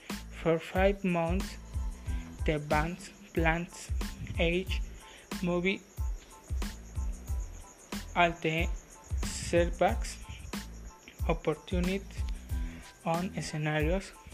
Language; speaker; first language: English; non-native, learner; Spanish